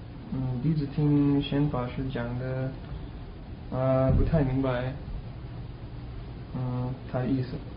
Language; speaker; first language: Chinese; non-native, learner; English